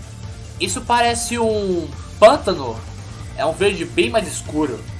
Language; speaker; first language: Portuguese; native; Portuguese